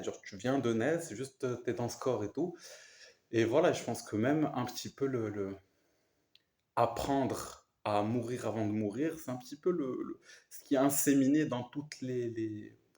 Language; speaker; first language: French; native; French